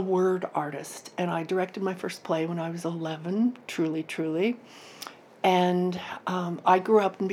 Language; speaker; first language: English; native; English